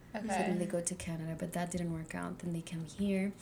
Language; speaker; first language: English; early bilingual, other home language; Spanish